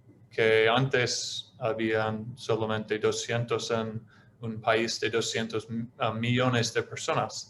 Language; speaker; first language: Spanish; non-native, fluent; English